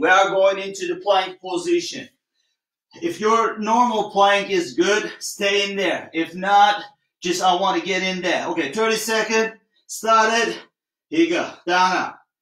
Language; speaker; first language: English; non-native, fluent; Turkish